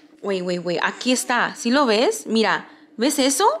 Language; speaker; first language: Spanish; early bilingual, heritage; Spanish